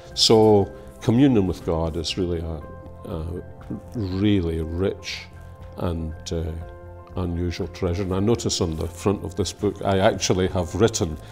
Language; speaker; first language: English; native; English